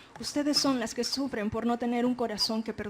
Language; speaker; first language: Spanish; native; Spanish